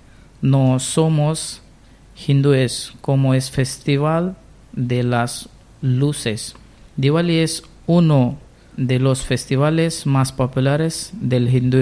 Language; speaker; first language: Spanish; non-native, learner; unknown